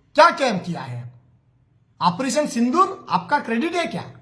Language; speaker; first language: Hindi; non-native, local second language; Telugu